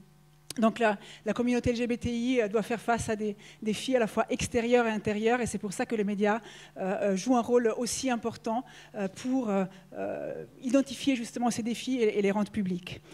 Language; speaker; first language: French; native; French